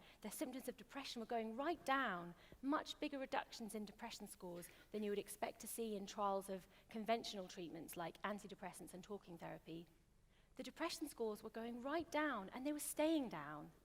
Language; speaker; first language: English; native; English